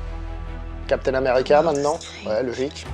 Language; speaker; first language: French; native; French